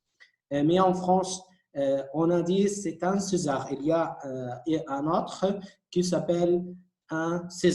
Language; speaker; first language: French; non-native, fluent; Arabic